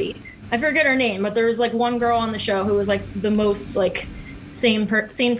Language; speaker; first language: English; native; English